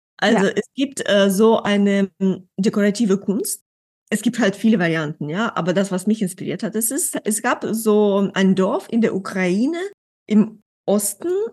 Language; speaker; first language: German; non-native, fluent; Ukrainian